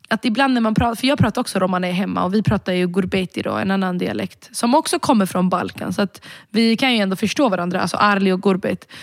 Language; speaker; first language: Swedish; early bilingual, other home language; Romany